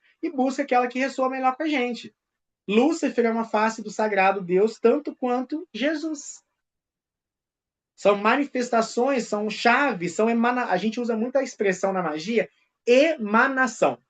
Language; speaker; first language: Portuguese; native; Portuguese